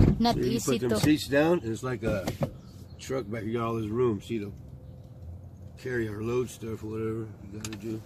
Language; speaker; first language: English; native; English